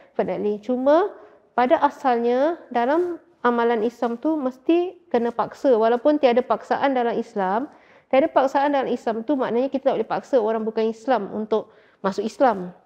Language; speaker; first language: Malay; native; Malay